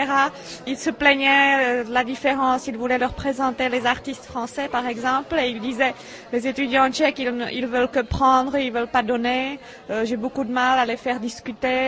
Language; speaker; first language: French; non-native, fluent; Czech